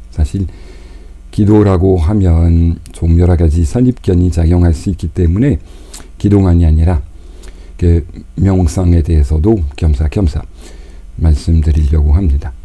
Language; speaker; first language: Korean; non-native, fluent; French